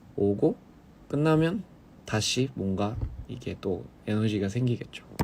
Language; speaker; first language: Korean; early bilingual, other home language; English